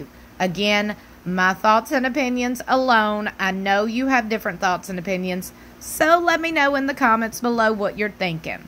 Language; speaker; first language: English; native; English